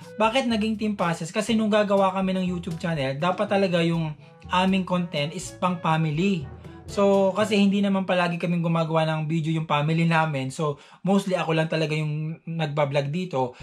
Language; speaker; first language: Filipino; native; Filipino